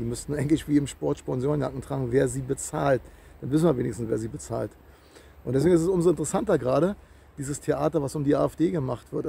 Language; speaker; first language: German; native; German